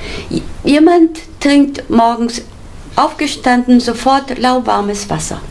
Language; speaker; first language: German; non-native, fluent; Korean